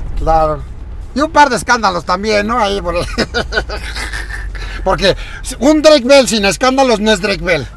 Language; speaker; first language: Spanish; native; Spanish